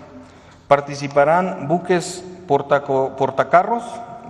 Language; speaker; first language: Spanish; native; Spanish